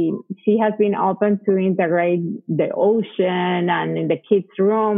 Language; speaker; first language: English; non-native, fluent; Spanish